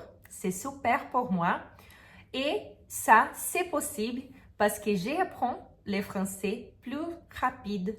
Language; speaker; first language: French; non-native, fluent; Portuguese